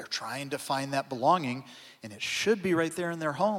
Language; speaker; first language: English; native; English